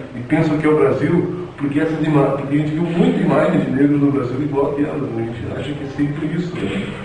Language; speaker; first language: Portuguese; native; Portuguese